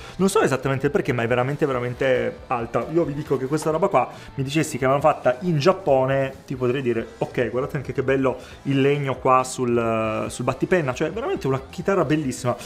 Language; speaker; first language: Italian; native; Italian